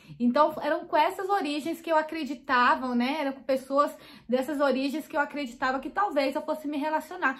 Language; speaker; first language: Portuguese; native; Portuguese